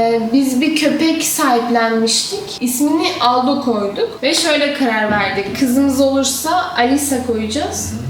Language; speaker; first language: Turkish; native; Turkish